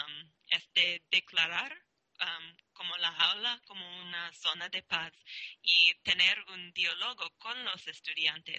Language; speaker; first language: Spanish; non-native, learner; English